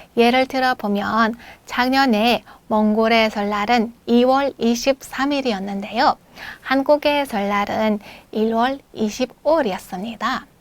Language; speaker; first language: Korean; non-native, fluent; Mongolian